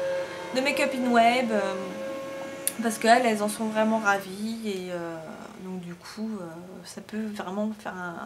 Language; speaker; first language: French; native; French